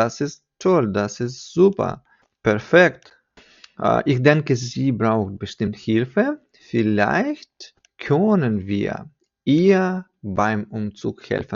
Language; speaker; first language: German; non-native, fluent; Ukrainian